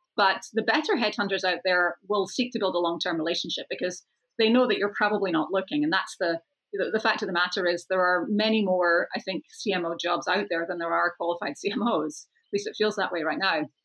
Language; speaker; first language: English; native; English